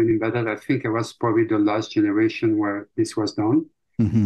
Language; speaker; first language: English; non-native, fluent; French